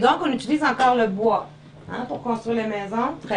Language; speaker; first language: French; native; French